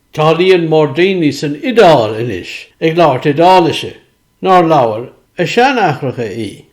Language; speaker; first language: Irish; non-native, fluent; Swiss German